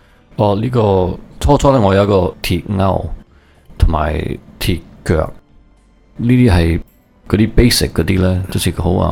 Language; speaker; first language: Cantonese; early bilingual, heritage; Cantonese